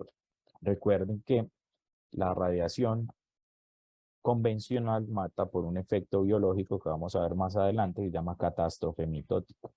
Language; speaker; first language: Spanish; native; Spanish